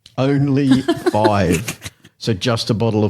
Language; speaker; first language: English; native; English